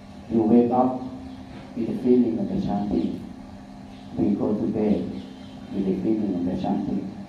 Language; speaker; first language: English; non-native, fluent; Thai